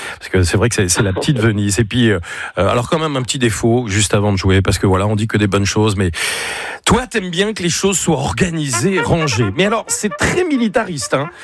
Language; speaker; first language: French; native; French